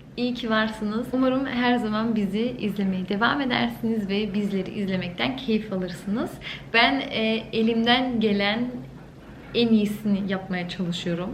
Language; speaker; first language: Turkish; early bilingual, heritage; Turkish